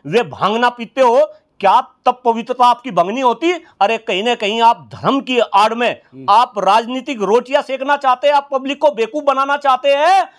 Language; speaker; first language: Hindi; native; Hindi